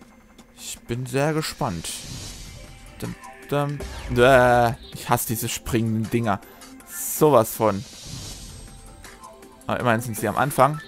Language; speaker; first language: German; native; German